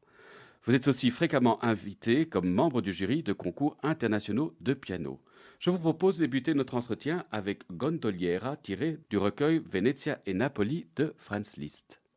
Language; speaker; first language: French; native; French